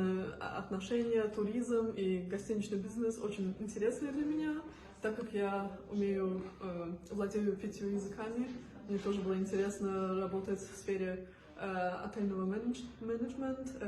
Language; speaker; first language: Russian; non-native, local second language; Azerbaijani